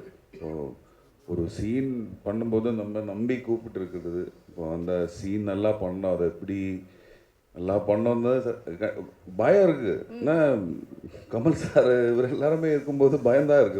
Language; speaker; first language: Tamil; non-native, learner; Malayalam